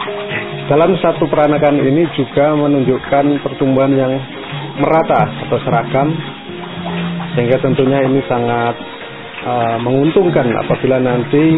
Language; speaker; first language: Indonesian; native; Indonesian